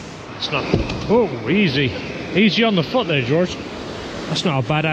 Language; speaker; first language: English; native; English